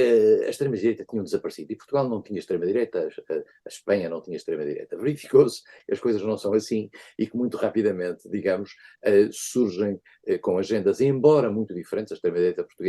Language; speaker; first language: Portuguese; native; Portuguese